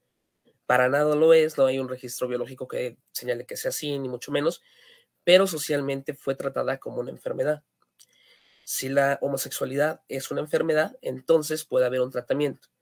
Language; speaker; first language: Spanish; native; Spanish